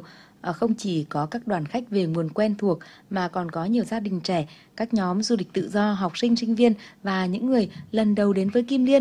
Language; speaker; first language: Vietnamese; native; Vietnamese